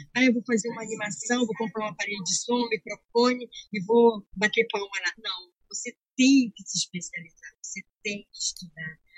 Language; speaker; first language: Portuguese; native; Portuguese